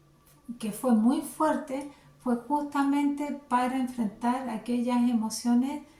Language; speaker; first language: Spanish; native; Spanish